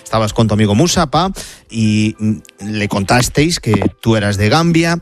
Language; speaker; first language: Spanish; native; Spanish